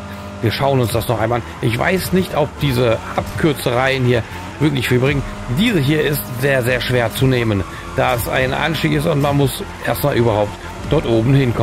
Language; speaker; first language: German; native; German